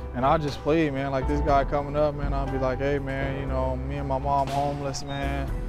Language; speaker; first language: English; native; English